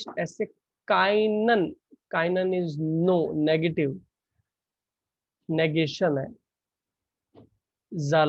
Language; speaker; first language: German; non-native, fluent; Hindi